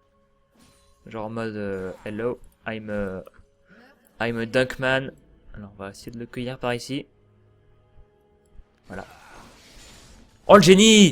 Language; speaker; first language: French; native; French